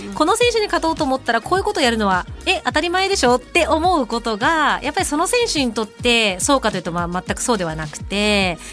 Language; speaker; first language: Japanese; native; Japanese